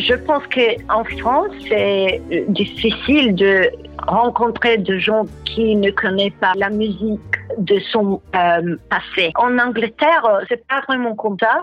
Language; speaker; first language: French; non-native, learner; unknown